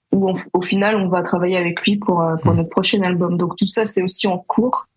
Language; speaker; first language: French; native; French